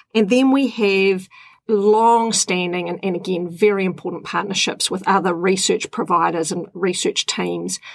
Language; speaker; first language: English; native; English